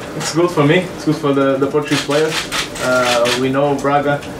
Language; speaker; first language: English; non-native, fluent; Portuguese